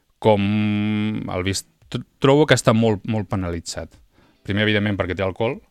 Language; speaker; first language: Catalan; native; Catalan